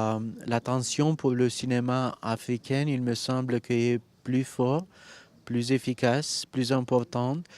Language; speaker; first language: French; non-native, fluent; Romanian